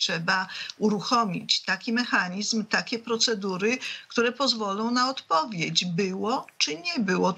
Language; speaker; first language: Polish; native; Polish